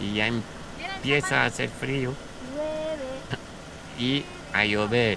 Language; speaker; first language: Spanish; non-native, fluent; French